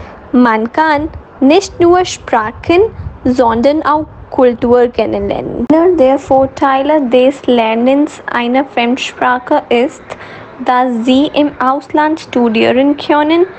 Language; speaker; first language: German; non-native, learner; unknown